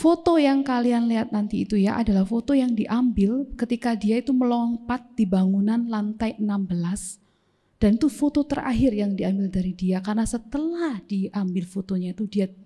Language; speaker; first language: Indonesian; native; Indonesian